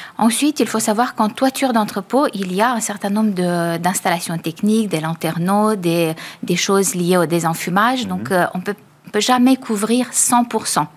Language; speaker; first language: French; native; French